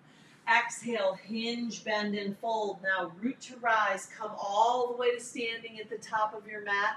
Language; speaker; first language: English; native; English